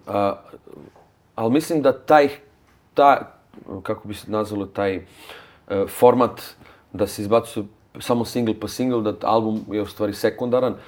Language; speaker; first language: Serbian; native; Serbian